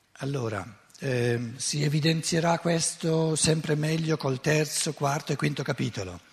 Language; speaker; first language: Italian; native; Italian